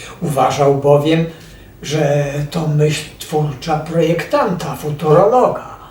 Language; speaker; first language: Polish; native; Polish